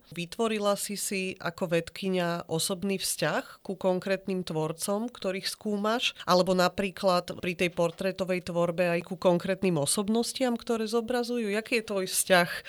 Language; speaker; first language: Slovak; native; Slovak